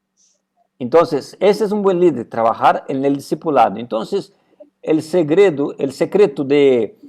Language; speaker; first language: Spanish; non-native, fluent; Portuguese